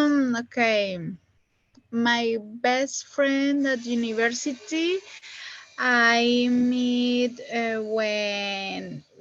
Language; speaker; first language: English; non-native, learner; Spanish